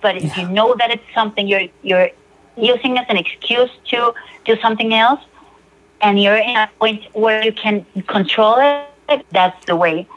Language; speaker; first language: English; non-native, fluent; Spanish